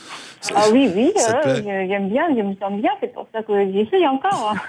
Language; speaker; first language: French; non-native, fluent; Japanese